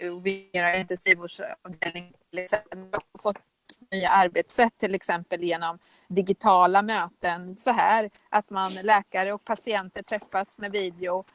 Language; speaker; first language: Swedish; native; Swedish